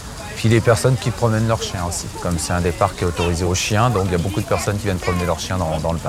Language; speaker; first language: French; native; French